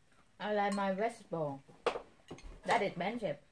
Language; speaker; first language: English; non-native, learner; Vietnamese